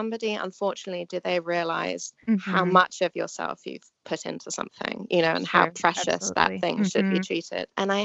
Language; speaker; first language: English; native; English